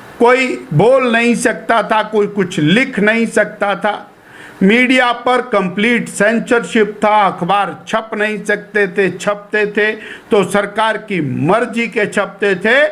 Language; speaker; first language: Hindi; native; Hindi